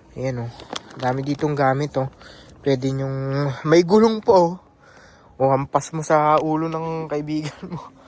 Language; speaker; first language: Filipino; native; Filipino